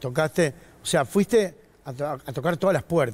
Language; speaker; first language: Spanish; native; Spanish